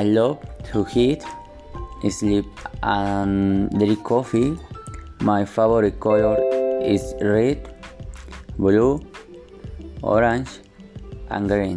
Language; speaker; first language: English; non-native, learner; Spanish